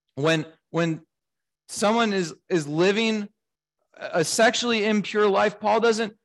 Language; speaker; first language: English; native; English